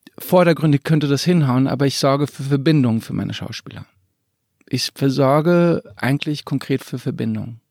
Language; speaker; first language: German; early bilingual, other home language; Croatian